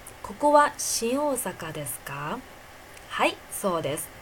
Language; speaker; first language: Japanese; non-native, fluent; Chinese